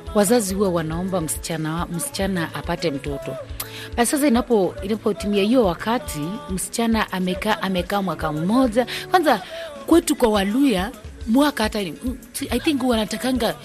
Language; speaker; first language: Swahili; non-native, local second language; Luyia